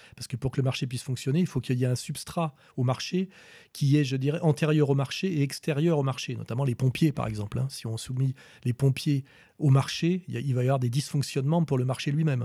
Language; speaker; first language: French; native; French